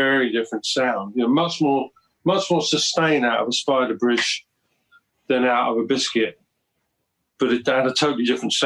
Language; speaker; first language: English; native; English